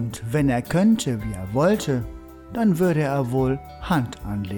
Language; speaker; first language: German; native; German